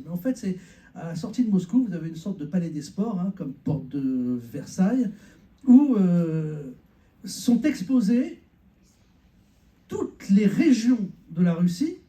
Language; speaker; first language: French; native; French